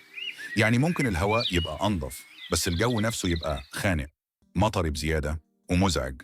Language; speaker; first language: Arabic; native; Arabic